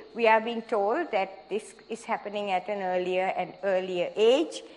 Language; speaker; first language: English; non-native, local second language; Sinhala